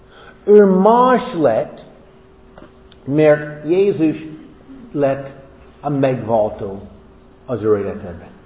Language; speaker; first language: Hungarian; non-native, fluent; English